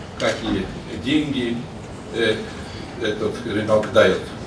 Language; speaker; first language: Russian; non-native, learner; Polish